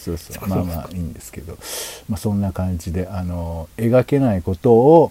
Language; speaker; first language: Japanese; native; Japanese